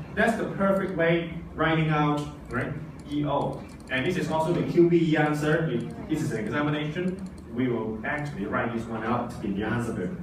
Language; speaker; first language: English; non-native, local second language; Chinese